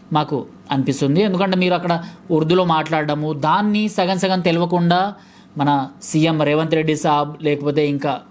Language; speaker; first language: Telugu; native; Telugu